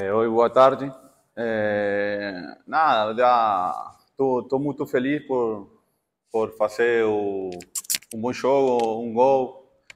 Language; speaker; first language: Portuguese; non-native, fluent; Spanish